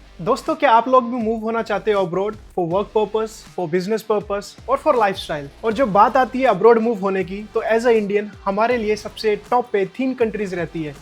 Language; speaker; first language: Hindi; native; Hindi